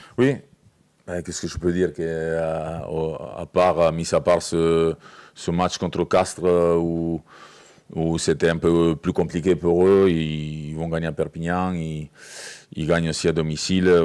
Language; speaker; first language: French; native; French